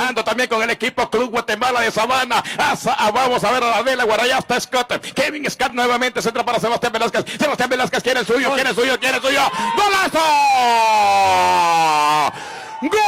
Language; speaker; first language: Spanish; native; Spanish